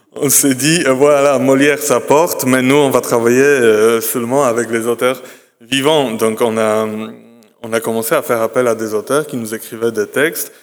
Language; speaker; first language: French; non-native, fluent; Polish